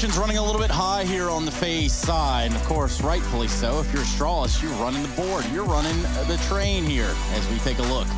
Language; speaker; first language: English; native; English